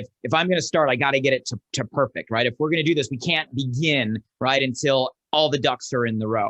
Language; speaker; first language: English; native; English